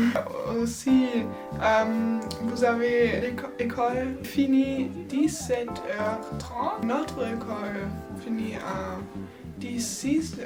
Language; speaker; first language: French; non-native, learner; German